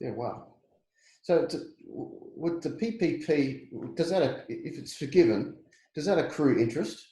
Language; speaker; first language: English; native; English